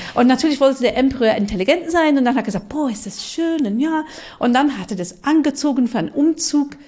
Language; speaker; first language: German; non-native, fluent; English